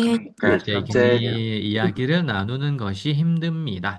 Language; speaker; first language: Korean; non-native, fluent; Khmer